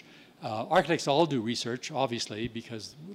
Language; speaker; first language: English; native; English